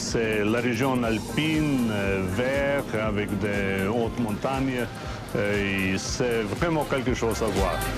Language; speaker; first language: French; non-native, fluent; Slovenian